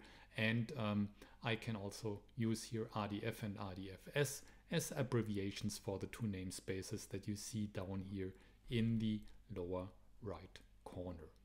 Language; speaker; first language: English; non-native, fluent; German